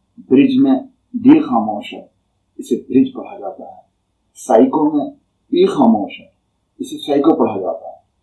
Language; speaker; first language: Urdu; native; Urdu